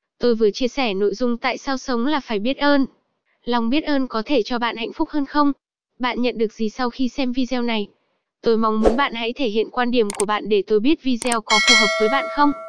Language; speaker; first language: Vietnamese; non-native, local second language; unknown